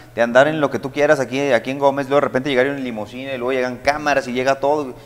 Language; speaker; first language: Spanish; native; Spanish